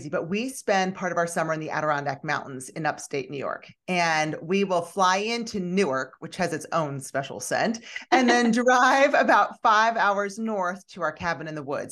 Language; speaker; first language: English; native; English